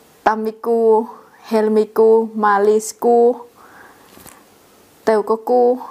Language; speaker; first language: Finnish; non-native, learner; Thai